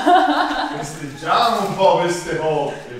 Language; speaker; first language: Italian; native; Italian